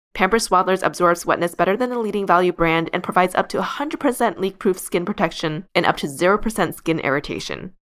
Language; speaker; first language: English; native; English